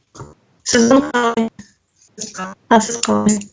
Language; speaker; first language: Kazakh; non-native, learner; Russian